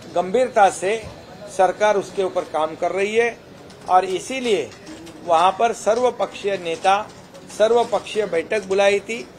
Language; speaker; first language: Hindi; non-native, local second language; Marathi